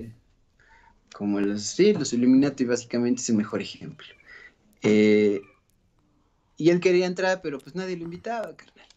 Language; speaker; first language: Spanish; native; Spanish